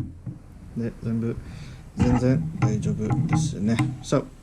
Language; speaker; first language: Japanese; early bilingual, heritage; English